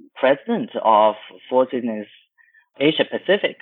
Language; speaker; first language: English; non-native, fluent; Chinese